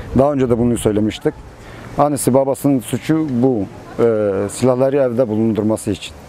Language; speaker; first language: Turkish; non-native, local second language; Kurdish